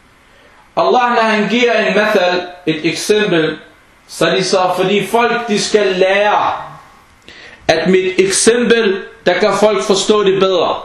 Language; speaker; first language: Danish; non-native, fluent; Arabic